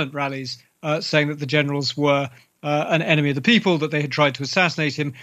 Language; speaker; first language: English; native; English